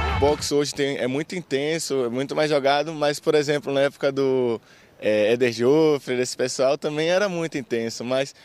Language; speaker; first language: Portuguese; native; Portuguese